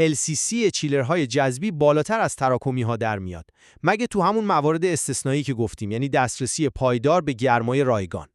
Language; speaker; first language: Persian; native; Persian